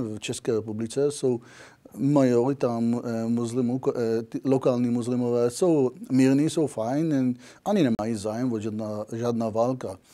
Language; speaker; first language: Czech; non-native, learner; Hebrew